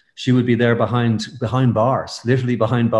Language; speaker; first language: English; native; English